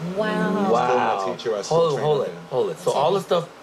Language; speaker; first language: English; native; English